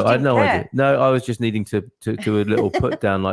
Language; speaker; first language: English; native; English